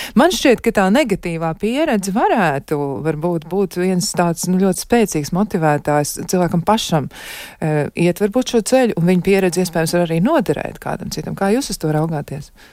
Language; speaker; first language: Latvian; native; Latvian